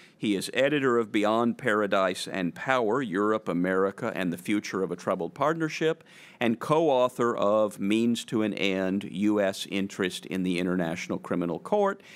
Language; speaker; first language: English; native; English